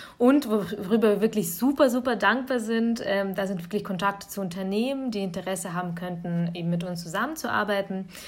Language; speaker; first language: German; early bilingual, other home language; Russian